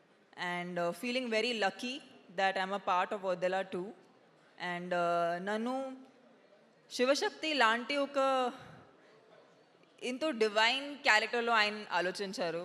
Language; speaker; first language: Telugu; non-native, fluent; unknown